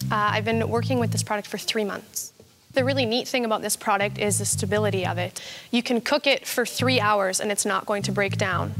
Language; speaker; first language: English; native; English